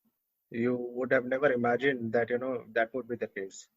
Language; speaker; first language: English; non-native, local second language; Hindi